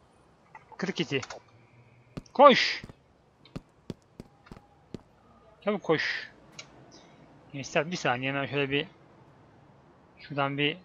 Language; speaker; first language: Turkish; native; Turkish